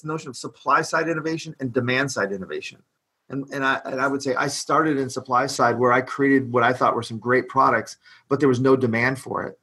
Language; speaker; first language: English; native; English